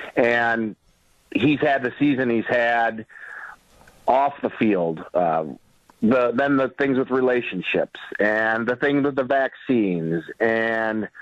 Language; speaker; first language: English; native; English